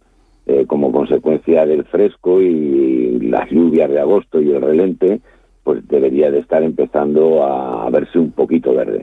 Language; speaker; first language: Spanish; native; Spanish